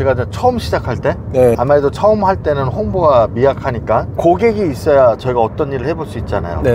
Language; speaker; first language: Korean; non-native, fluent; Vietnamese